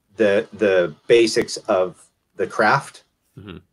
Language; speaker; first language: English; native; English